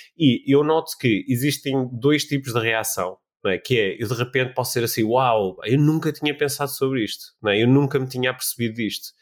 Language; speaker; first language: Portuguese; native; Portuguese